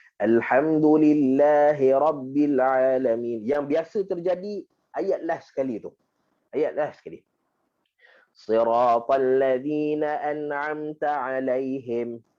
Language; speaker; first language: Malay; native; Malay